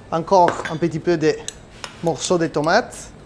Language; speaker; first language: French; non-native, learner; Italian